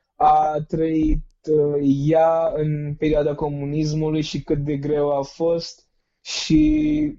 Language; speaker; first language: Romanian; non-native, fluent; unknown